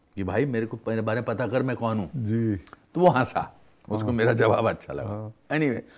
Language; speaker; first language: Hindi; native; Hindi